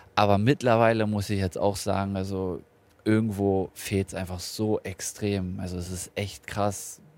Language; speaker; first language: German; native; German